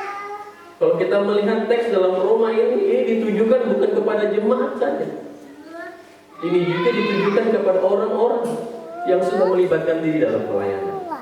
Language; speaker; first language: Indonesian; native; Indonesian